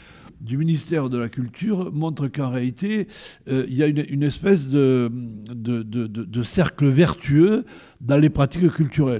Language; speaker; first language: French; native; French